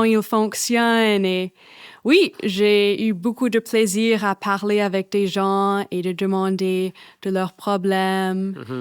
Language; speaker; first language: French; non-native, fluent; English